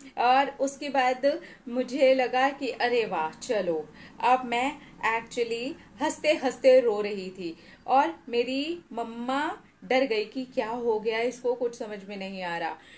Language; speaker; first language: Hindi; native; Hindi